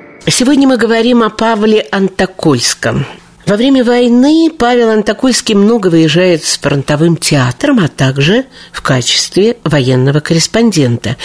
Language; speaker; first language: Russian; native; Russian